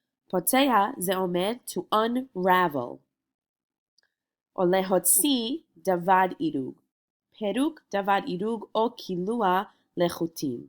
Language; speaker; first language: Hebrew; non-native, fluent; English